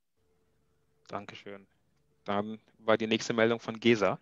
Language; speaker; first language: German; native; German